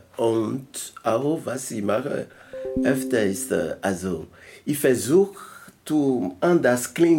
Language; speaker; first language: German; non-native, learner; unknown